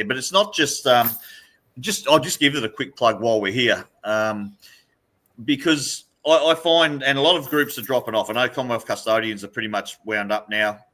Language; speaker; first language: English; native; English